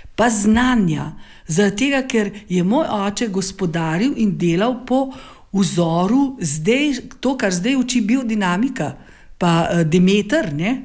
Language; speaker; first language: Slovenian; native; Slovenian